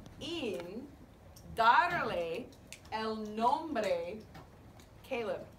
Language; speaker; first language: Spanish; non-native, fluent; English